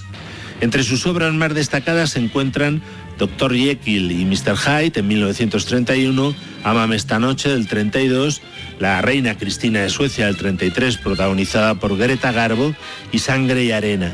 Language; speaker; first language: Spanish; native; Spanish